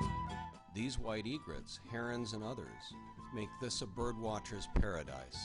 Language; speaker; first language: English; native; English